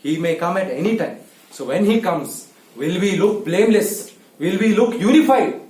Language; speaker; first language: English; non-native, local second language; Kannada